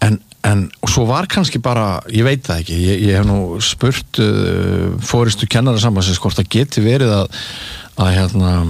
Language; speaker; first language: Icelandic; native; Icelandic